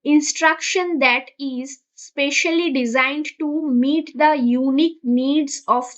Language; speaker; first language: English; non-native, local second language; Bangla